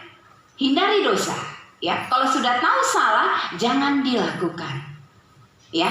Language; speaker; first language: Indonesian; native; Indonesian